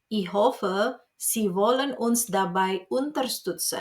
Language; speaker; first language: German; non-native, fluent; Indonesian